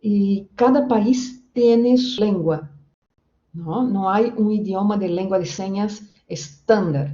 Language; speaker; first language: Spanish; non-native, fluent; Portuguese